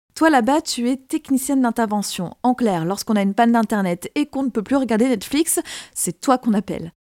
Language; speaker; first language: French; native; French